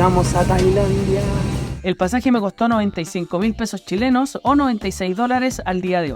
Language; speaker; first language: Spanish; native; Spanish